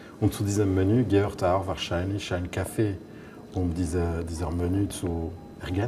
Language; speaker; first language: German; non-native, fluent; French